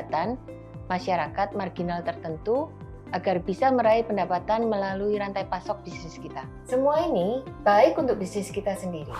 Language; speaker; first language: Indonesian; native; Indonesian